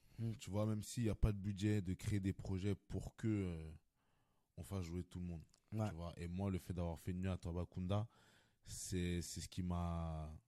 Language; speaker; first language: French; native; French